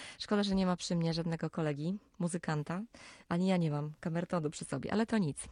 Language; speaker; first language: Polish; non-native, local second language; Kashubian